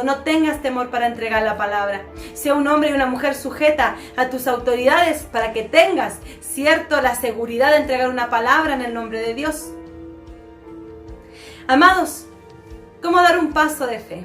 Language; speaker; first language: Spanish; native; Spanish